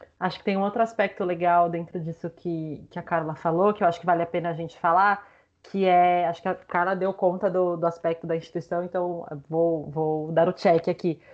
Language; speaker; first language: Portuguese; early bilingual, other home language; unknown